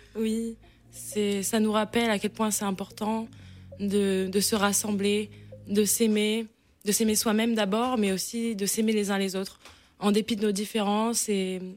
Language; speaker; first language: French; native; French